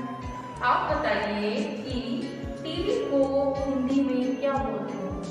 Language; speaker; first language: Hindi; native; Hindi